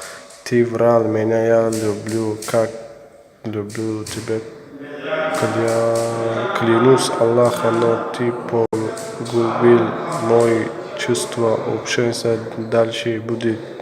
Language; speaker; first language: Russian; non-native, learner; Tajik